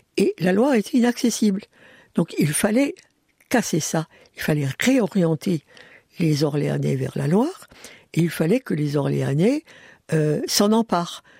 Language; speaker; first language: French; early bilingual, other home language; Hungarian